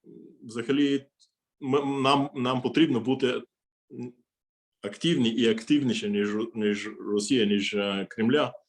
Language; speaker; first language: Ukrainian; non-native, fluent; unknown